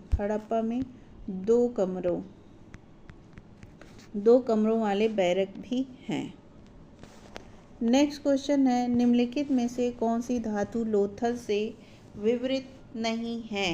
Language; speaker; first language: Hindi; native; Hindi